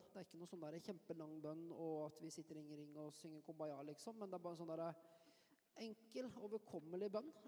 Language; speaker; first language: Norwegian; native; Norwegian